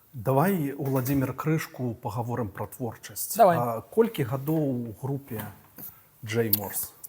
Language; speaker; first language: Belarusian; non-native, local second language; Russian